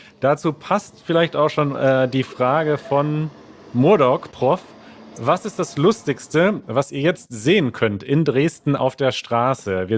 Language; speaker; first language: German; native; German